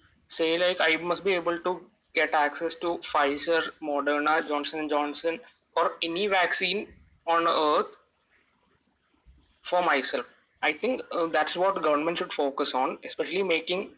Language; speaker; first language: English; non-native, local second language; Malayalam